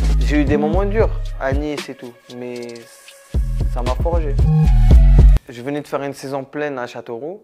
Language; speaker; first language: French; early bilingual, other home language; Arabic